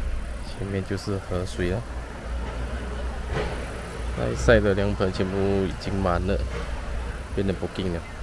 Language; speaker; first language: Chinese; native; Chinese